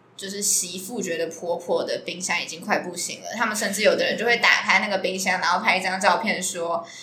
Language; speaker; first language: Chinese; native; Chinese